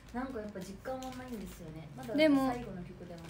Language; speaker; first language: Japanese; native; Japanese